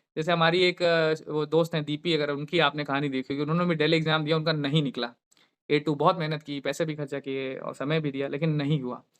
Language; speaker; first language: Hindi; native; Hindi